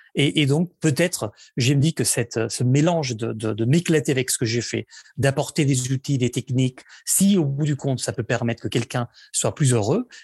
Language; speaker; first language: French; non-native, fluent; Spanish